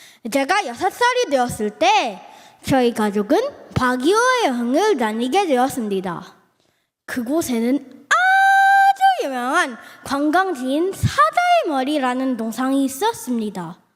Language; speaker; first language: Korean; early bilingual, other home language; Filipino